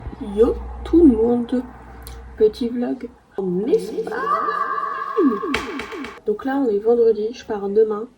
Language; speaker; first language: French; native; French